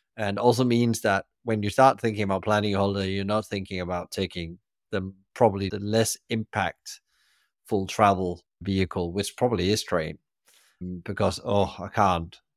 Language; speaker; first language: English; non-native, fluent; Danish